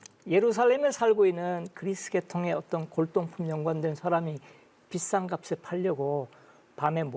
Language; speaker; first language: Korean; native; Korean